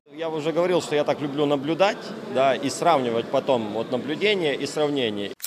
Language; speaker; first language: Russian; native; Russian